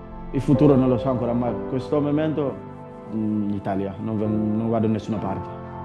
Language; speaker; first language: Italian; non-native, learner; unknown